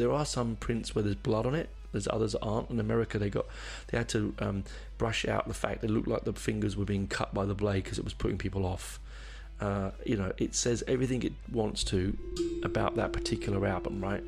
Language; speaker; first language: English; native; English